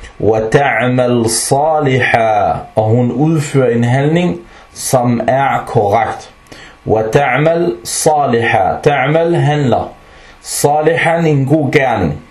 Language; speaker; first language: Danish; non-native, local second language; Arabic